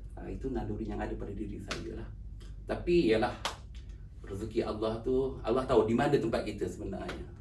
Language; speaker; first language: Malay; native; Malay